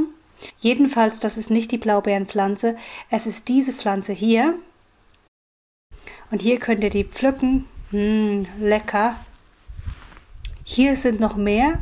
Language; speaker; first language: German; native; German